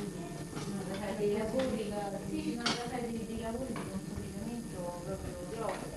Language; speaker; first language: Italian; native; Italian